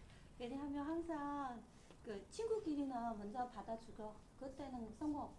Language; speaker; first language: Korean; non-native, learner; Chinese